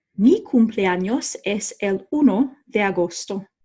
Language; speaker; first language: Spanish; non-native, fluent; English